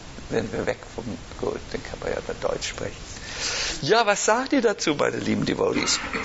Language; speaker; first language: German; native; German